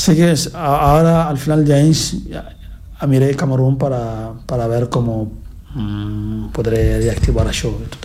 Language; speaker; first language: Catalan; non-native, fluent; Fula